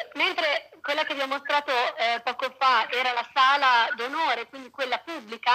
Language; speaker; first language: Italian; native; Italian